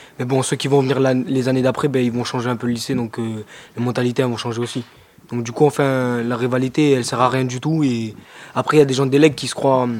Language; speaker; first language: French; native; French